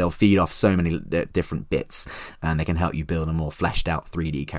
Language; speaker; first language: English; native; English